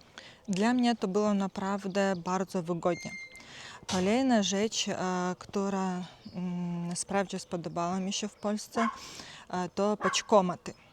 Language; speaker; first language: Polish; non-native, fluent; Ukrainian